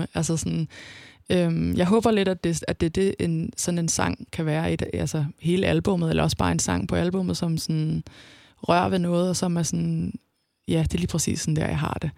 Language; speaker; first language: Danish; native; Danish